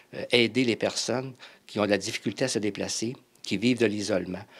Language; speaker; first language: French; native; French